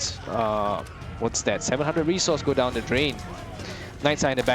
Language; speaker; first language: English; native; English